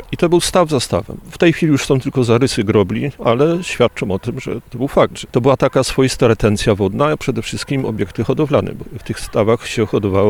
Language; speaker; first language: Polish; native; Polish